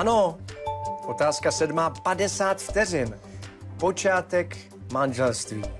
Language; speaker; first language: Czech; native; Czech